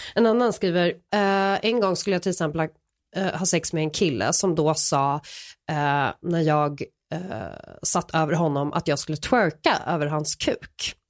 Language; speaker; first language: Swedish; native; Swedish